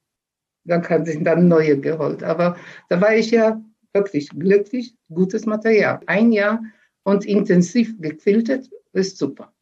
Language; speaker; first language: German; early bilingual, other home language; Polish